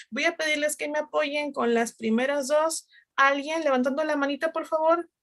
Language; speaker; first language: Spanish; native; Spanish